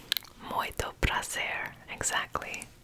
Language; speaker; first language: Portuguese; non-native, learner; English